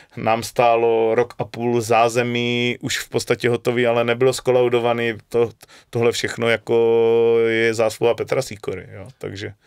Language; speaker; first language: Czech; native; Czech